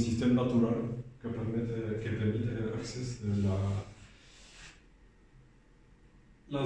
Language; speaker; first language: Romanian; non-native, learner; French